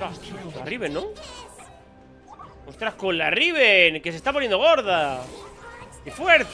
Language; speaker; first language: Spanish; native; Spanish